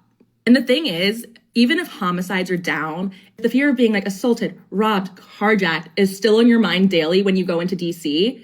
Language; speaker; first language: English; native; English